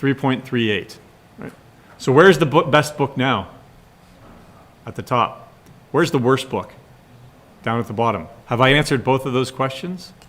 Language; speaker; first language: English; native; English